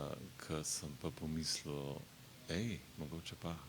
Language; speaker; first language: Slovenian; native; Slovenian